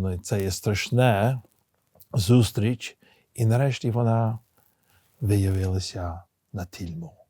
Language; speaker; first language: Ukrainian; early bilingual, heritage; English